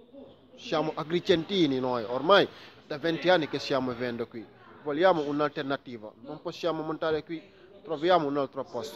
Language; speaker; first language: Italian; non-native, fluent; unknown